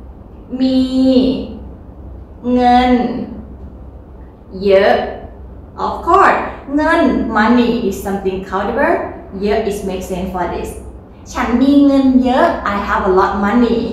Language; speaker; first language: English; non-native, learner; Thai